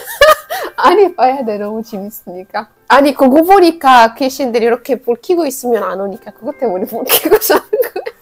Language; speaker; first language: Korean; non-native, fluent; Arabic